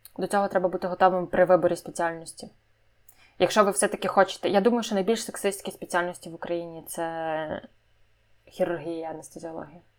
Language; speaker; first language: Ukrainian; native; Ukrainian